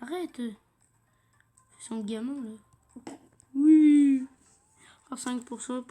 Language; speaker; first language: French; native; French